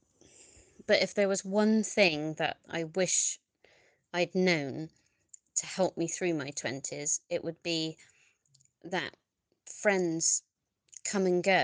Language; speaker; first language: English; native; English